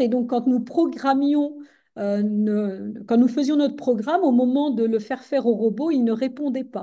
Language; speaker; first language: French; native; French